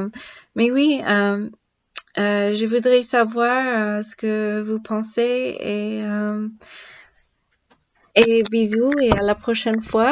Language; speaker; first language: French; non-native, learner; English